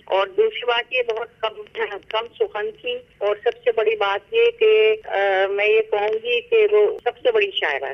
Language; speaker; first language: Urdu; native; Urdu